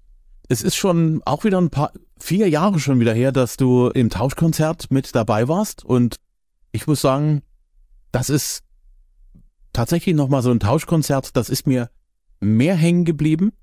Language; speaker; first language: German; native; German